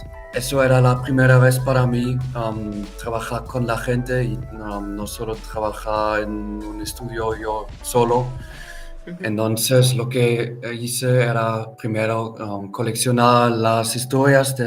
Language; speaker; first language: Spanish; non-native, fluent; German